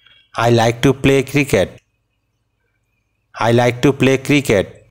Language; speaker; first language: English; non-native, fluent; Bangla